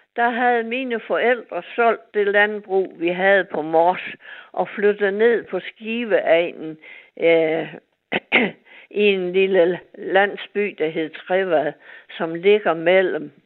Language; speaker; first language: Danish; native; Danish